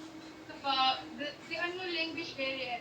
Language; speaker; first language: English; non-native, local second language; Malay